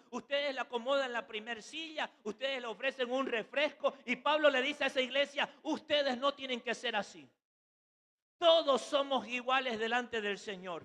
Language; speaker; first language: Spanish; native; Spanish